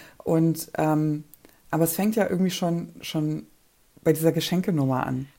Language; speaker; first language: German; early bilingual, other home language; Polish